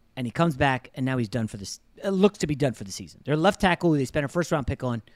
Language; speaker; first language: English; native; English